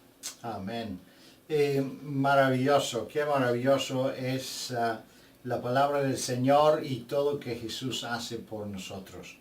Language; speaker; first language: Spanish; non-native, fluent; Bulgarian